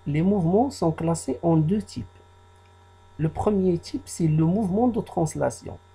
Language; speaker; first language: French; non-native, local second language; Arabic